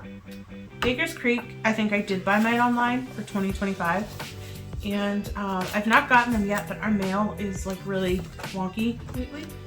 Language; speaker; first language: English; native; English